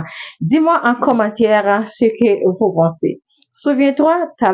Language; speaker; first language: French; non-native, local second language; Haitian Creole